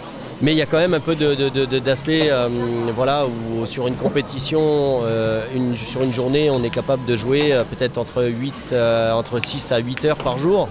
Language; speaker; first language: French; native; French